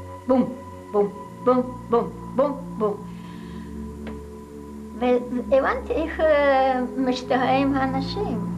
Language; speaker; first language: Hebrew; non-native, fluent; Russian